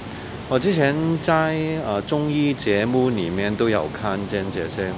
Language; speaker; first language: Chinese; non-native, local second language; Cantonese